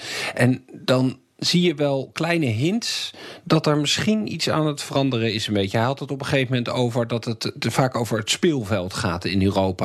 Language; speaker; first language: Dutch; native; Dutch